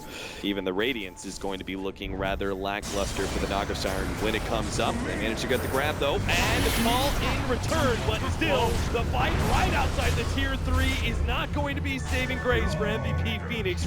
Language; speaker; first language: English; native; English